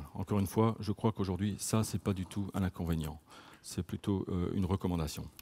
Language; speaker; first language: French; native; French